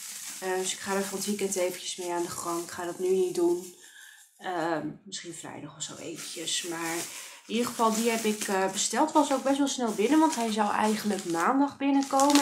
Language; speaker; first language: Dutch; native; Dutch